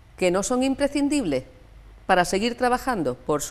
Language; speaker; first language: Spanish; native; Spanish